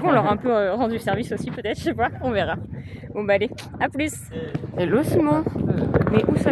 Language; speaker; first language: French; native; French